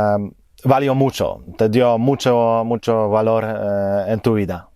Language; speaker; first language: Spanish; non-native, fluent; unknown